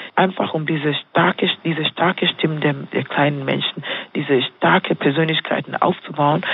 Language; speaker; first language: German; non-native, fluent; Swahili